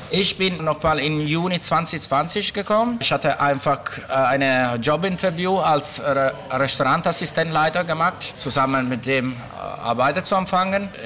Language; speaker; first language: German; non-native, learner; Italian